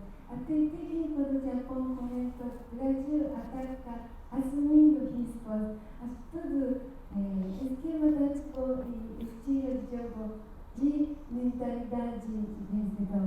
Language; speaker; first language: Portuguese; non-native, learner; Japanese